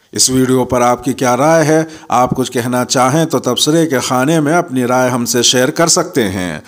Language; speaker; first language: Urdu; native; Urdu